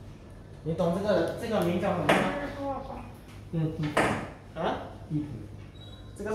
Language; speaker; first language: Chinese; non-native, local second language; English